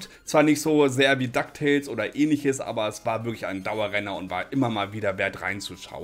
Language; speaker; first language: German; native; German